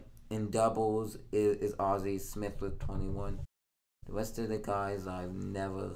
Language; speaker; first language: English; native; English